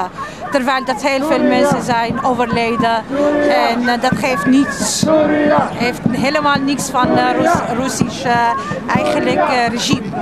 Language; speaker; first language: Dutch; non-native, fluent; Arabic